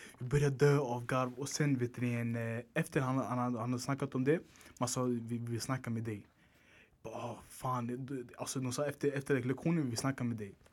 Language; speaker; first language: Swedish; early bilingual, other home language; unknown